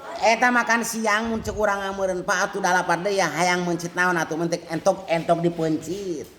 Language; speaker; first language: Sundanese; native; Sundanese